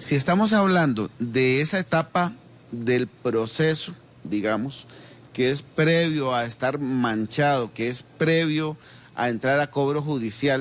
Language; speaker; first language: Spanish; native; Spanish